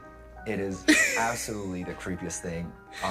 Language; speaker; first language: English; native; English